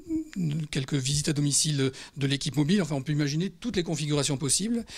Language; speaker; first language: French; native; French